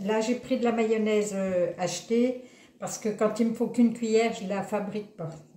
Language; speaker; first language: French; native; French